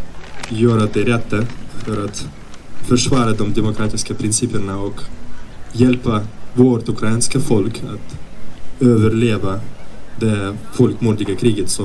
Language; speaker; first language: Swedish; non-native, fluent; Ukrainian